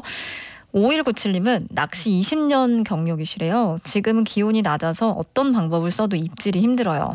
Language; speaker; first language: Korean; native; Korean